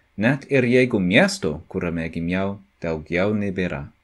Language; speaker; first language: Lithuanian; non-native, fluent; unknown